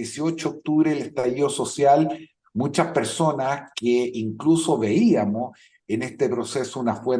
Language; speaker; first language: Spanish; native; Spanish